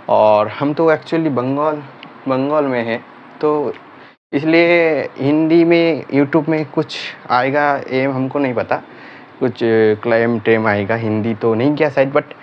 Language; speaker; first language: Hindi; non-native, local second language; Bangla